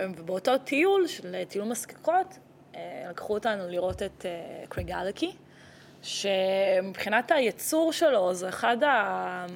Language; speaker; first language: Hebrew; early bilingual, other home language; Russian